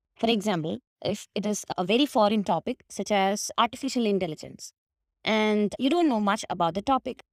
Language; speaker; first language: English; non-native, local second language; Malayalam